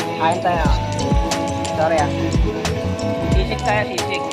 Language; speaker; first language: Filipino; native; Filipino